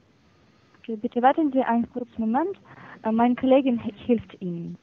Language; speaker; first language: German; non-native, fluent; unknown